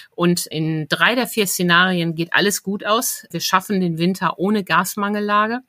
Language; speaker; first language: German; native; German